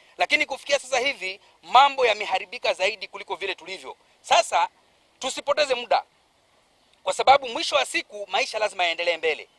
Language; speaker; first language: Swahili; native; Swahili